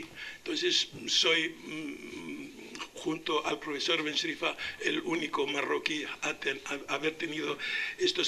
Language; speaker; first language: Spanish; non-native, local second language; Arabic